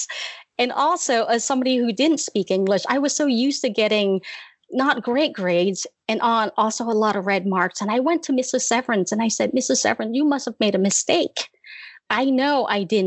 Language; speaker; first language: English; early bilingual, other home language; Khmer